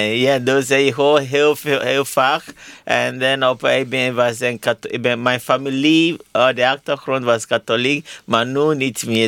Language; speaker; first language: Dutch; non-native, learner; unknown